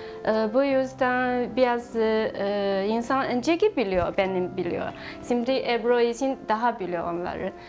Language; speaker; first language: Turkish; non-native, learner; Chinese